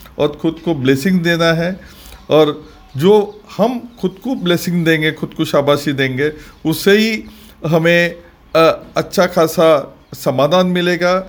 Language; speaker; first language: Hindi; non-native, local second language; Marathi